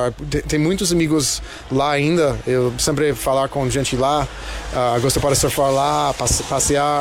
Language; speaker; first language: Portuguese; non-native, learner; English